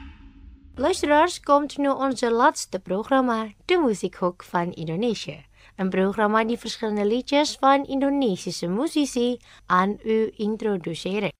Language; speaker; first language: Dutch; non-native, local second language; Indonesian